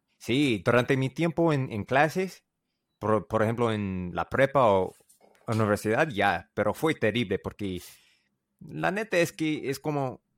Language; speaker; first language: Spanish; non-native, learner; English